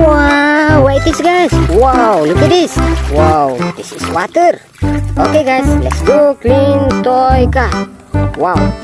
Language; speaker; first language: English; non-native, learner; Indonesian